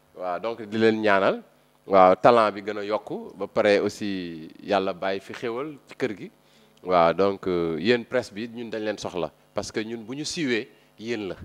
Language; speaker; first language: Wolof; native; Wolof